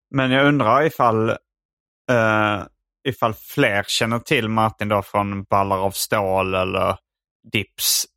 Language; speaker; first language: Swedish; native; Swedish